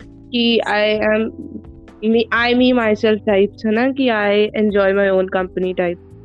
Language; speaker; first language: English; non-native, local second language; Punjabi